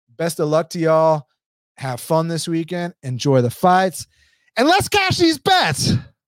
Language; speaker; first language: English; early bilingual, other home language; Spanish